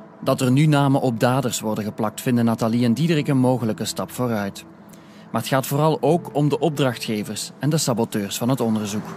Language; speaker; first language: Dutch; native; Dutch